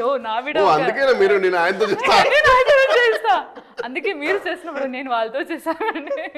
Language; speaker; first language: Telugu; non-native, learner; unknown